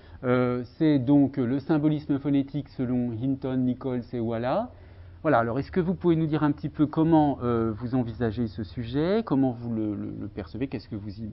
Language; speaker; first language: French; native; French